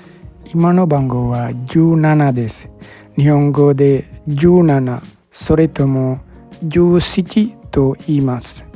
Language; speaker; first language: Japanese; non-native, fluent; Sinhala